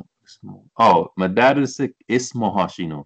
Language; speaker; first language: Arabic; non-native, learner; English